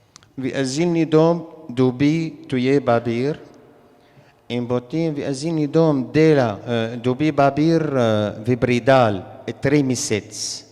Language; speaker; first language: Slovenian; non-native, learner; Arabic